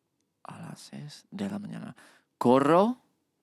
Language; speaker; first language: Spanish; non-native, learner; English